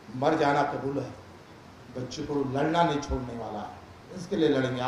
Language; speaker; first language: Hindi; non-native, local second language; Marathi